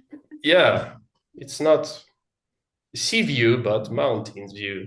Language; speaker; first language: English; non-native, learner; Russian